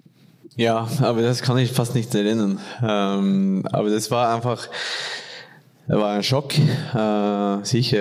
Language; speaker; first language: German; non-native, fluent; Norwegian